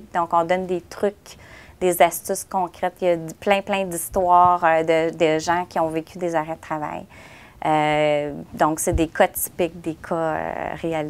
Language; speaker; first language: French; native; French